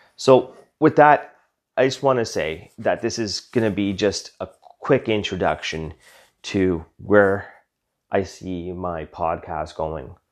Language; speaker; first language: English; native; English